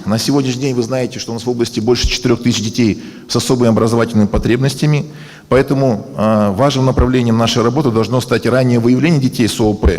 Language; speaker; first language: Russian; native; Russian